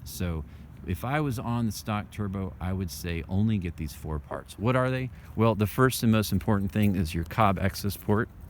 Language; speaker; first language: English; native; English